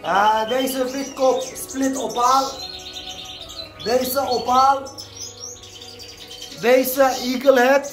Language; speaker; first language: Dutch; non-native, learner; Turkish